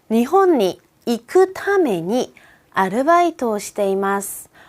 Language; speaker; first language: Japanese; non-native, fluent; Korean